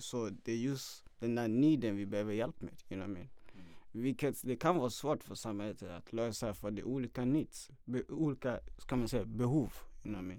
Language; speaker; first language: Swedish; non-native, fluent; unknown